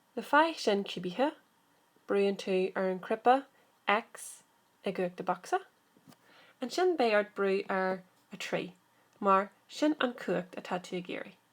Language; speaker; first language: Irish; native; Irish